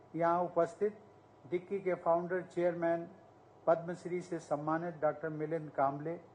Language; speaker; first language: Hindi; native; Hindi